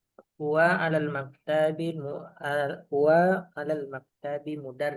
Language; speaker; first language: Arabic; non-native, learner; Indonesian